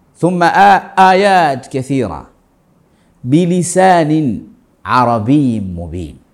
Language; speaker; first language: Arabic; non-native, fluent; Swahili